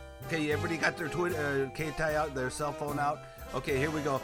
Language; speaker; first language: English; native; English